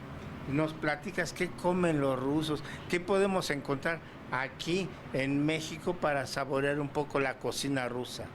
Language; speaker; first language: Spanish; native; Spanish